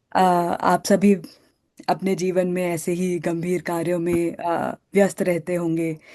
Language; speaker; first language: Hindi; native; Hindi